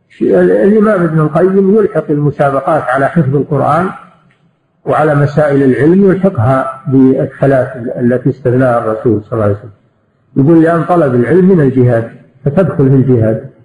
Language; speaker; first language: Arabic; native; Arabic